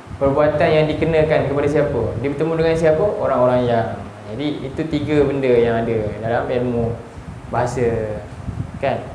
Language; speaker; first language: Malay; native; Malay